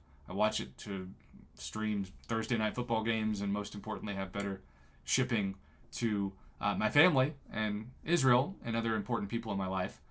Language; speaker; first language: English; native; English